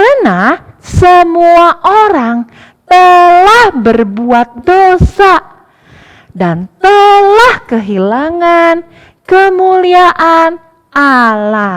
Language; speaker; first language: Indonesian; native; Indonesian